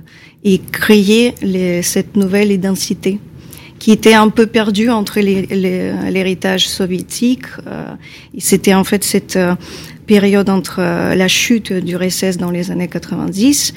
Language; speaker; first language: French; non-native, fluent; Ukrainian